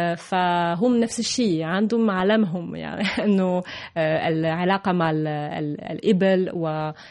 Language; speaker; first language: Arabic; non-native, fluent; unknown